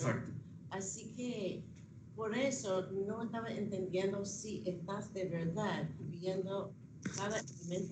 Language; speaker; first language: Spanish; non-native, fluent; English